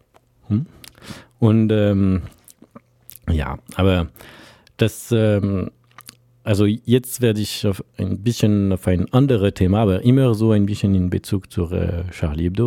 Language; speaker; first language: German; non-native, fluent; French